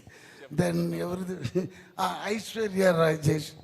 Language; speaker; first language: Telugu; non-native, learner; Tamil